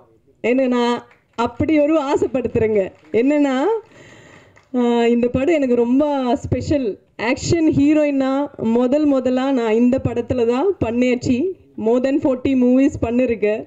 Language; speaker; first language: Tamil; non-native, fluent; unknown